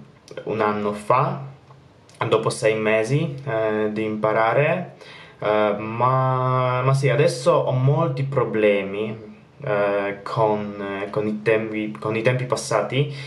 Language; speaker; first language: Italian; non-native, fluent; Polish